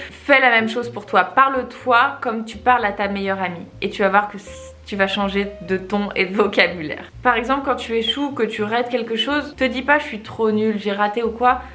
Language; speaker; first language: French; native; French